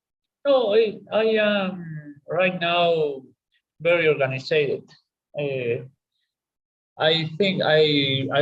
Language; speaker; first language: English; non-native, learner; Spanish